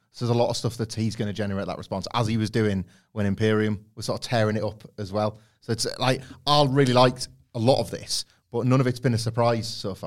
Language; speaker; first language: English; native; English